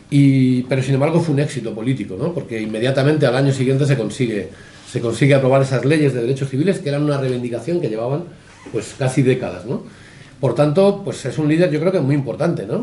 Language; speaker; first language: Spanish; native; Spanish